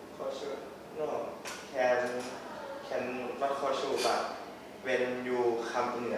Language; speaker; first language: English; non-native, learner; Thai